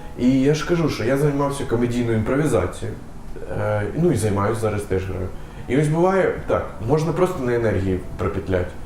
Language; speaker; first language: Ukrainian; non-native, local second language; Russian